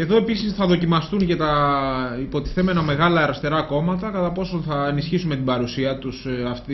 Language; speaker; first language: Greek; native; Greek